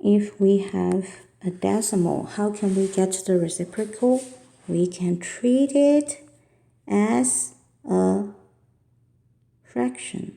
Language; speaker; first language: English; non-native, fluent; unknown